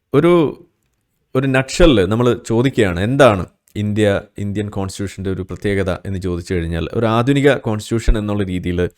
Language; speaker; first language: Malayalam; native; Malayalam